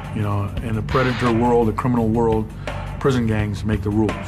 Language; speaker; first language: English; native; English